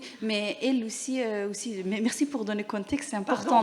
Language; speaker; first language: French; non-native, learner; Persian